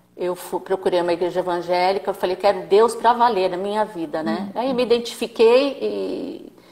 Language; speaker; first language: Portuguese; native; Portuguese